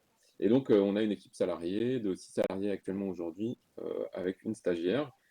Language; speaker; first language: French; native; French